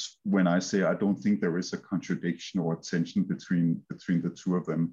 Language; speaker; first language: English; non-native, fluent; Danish